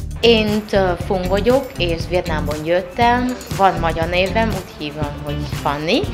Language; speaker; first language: Hungarian; non-native, learner; Vietnamese